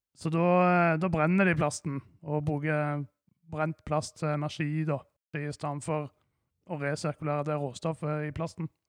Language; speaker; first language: Norwegian; native; Norwegian